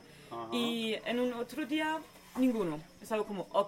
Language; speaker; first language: Spanish; non-native, learner; German